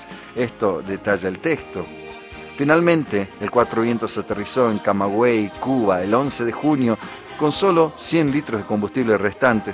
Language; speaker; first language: Spanish; native; Spanish